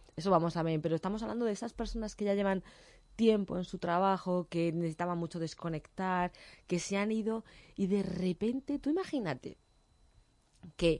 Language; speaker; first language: Spanish; native; Spanish